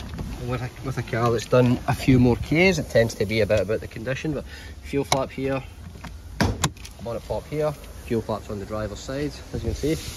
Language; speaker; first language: English; native; English